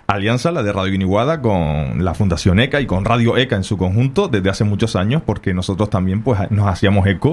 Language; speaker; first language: Spanish; native; Spanish